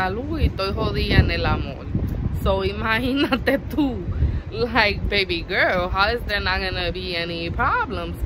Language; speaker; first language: English; native; English